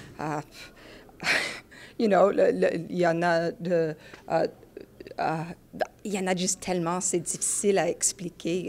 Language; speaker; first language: French; non-native, learner; English